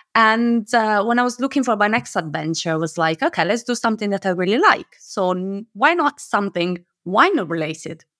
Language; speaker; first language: English; non-native, fluent; Italian